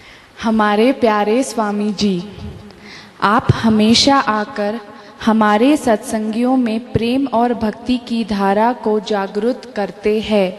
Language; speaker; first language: Hindi; non-native, local second language; Sindhi